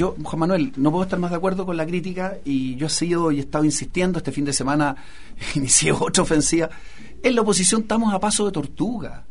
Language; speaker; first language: Spanish; native; Spanish